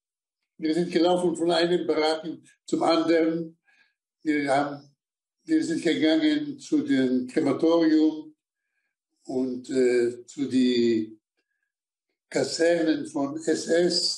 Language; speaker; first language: German; non-native, fluent; Slovak